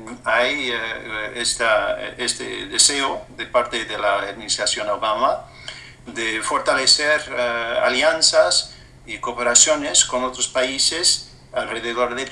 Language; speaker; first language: Spanish; non-native, fluent; English